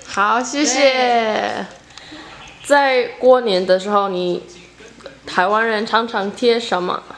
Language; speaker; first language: Chinese; non-native, learner; English